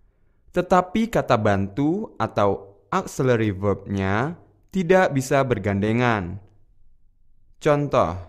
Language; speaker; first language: Indonesian; native; Indonesian